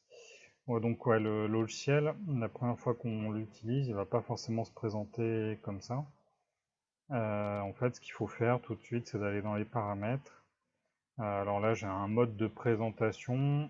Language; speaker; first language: French; native; French